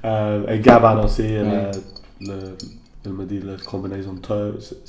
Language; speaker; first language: French; non-native, learner; English